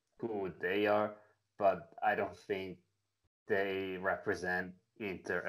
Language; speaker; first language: English; non-native, fluent; Italian